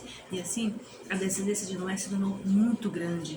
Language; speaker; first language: Portuguese; native; Portuguese